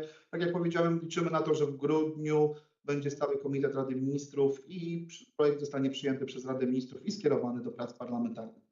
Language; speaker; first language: Polish; native; Polish